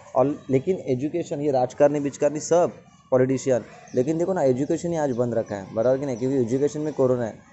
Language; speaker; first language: Hindi; non-native, local second language; Marathi